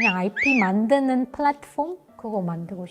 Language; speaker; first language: Korean; non-native, fluent; Indonesian